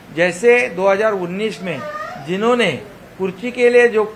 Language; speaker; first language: Hindi; non-native, local second language; Marathi